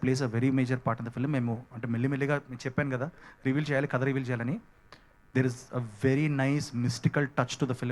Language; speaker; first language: Telugu; native; Telugu